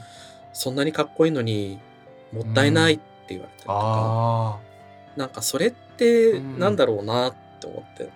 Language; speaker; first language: Japanese; native; Japanese